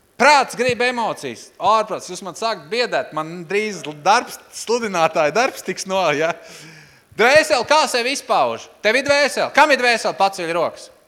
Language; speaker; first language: Latvian; non-native, local second language; Russian